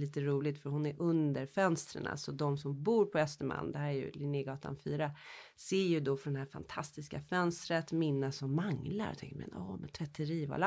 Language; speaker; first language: Swedish; early bilingual, heritage; Swedish